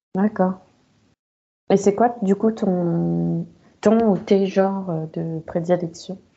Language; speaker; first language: French; native; French